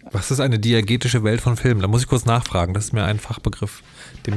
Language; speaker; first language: German; native; German